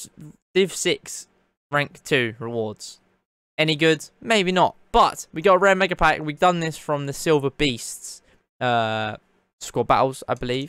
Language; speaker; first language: English; native; English